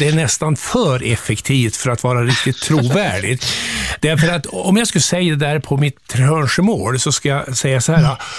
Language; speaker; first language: Swedish; native; Swedish